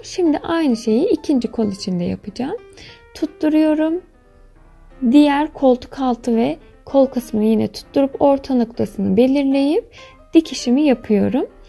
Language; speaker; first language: Turkish; native; Turkish